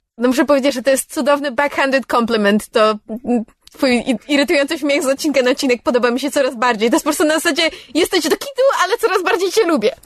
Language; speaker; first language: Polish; early bilingual, heritage; English